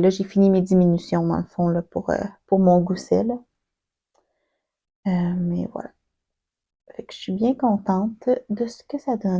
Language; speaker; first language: French; native; French